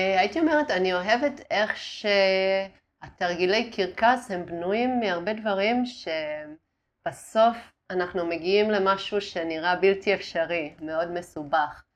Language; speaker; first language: Hebrew; non-native, fluent; Italian